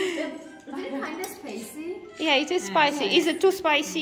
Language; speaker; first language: English; non-native, fluent; Polish